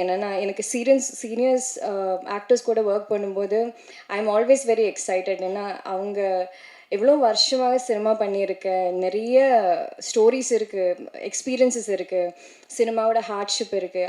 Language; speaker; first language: Tamil; non-native, learner; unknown